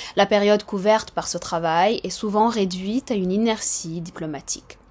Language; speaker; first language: French; non-native, fluent; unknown